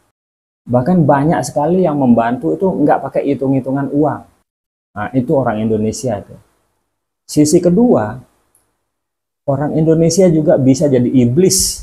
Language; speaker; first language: Indonesian; native; Indonesian